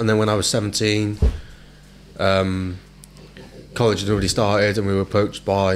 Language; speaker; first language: English; native; English